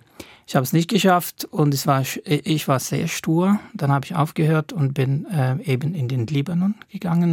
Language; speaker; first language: German; non-native, fluent; Arabic